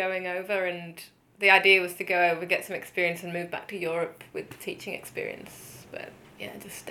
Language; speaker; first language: English; native; English